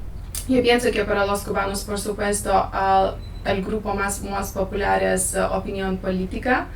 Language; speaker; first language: Spanish; non-native, learner; Lithuanian